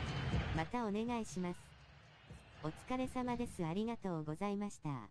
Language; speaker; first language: Japanese; native; Japanese